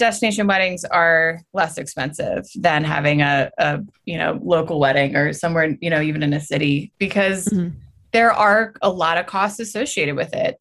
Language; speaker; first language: English; native; English